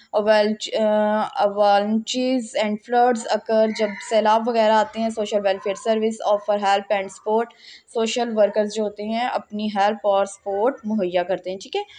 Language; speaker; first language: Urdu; non-native, local second language; Punjabi